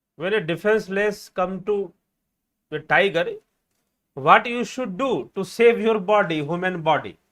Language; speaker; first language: English; non-native, local second language; Hindi